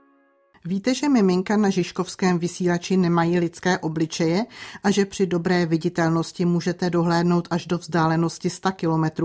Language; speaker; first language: Czech; native; Czech